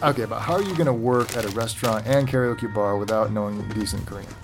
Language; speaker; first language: English; native; English